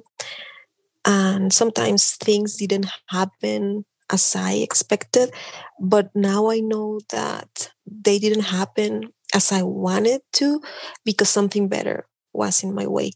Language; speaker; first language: English; non-native, fluent; Spanish